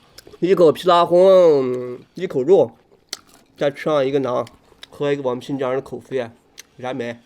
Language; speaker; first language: Chinese; native; Chinese